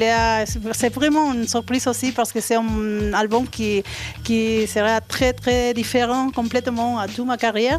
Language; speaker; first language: French; non-native, fluent; Spanish